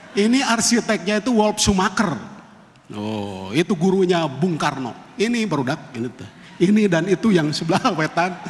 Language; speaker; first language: Indonesian; non-native, local second language; Sundanese